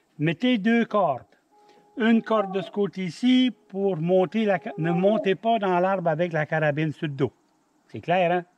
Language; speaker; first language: French; native; French